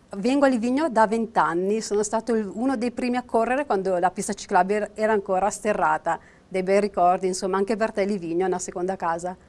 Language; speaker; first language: Italian; native; Italian